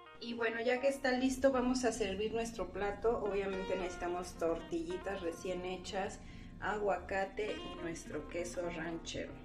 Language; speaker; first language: Spanish; native; Spanish